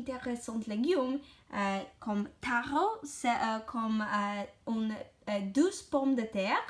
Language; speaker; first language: French; non-native, learner; English